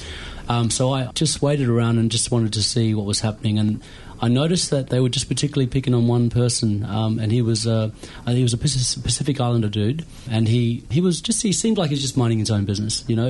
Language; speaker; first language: English; native; English